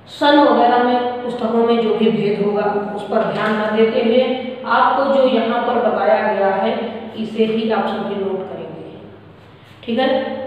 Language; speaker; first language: Hindi; native; Hindi